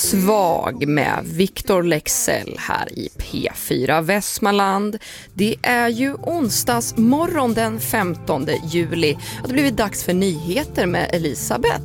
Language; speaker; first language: Swedish; native; Swedish